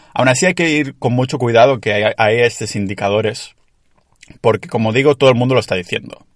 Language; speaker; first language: Spanish; native; Spanish